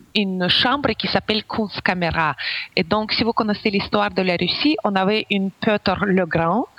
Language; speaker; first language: French; non-native, fluent; Ukrainian